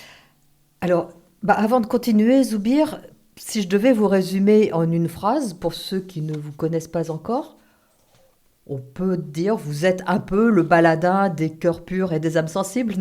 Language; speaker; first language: French; native; French